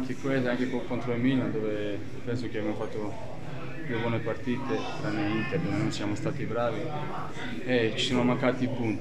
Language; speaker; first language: Italian; non-native, learner; Serbian